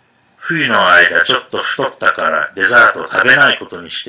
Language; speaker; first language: Japanese; non-native, fluent; English